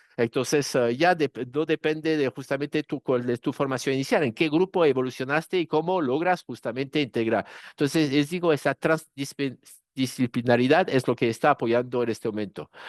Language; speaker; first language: Spanish; non-native, fluent; French